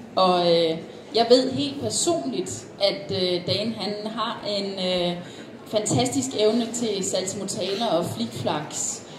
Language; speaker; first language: Danish; native; Danish